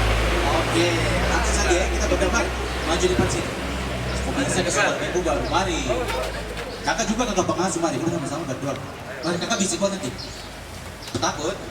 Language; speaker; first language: Malay; native; Malay